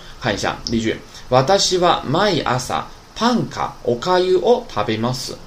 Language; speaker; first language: Japanese; non-native, fluent; Chinese